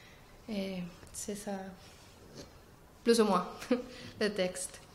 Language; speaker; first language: French; non-native, learner; Spanish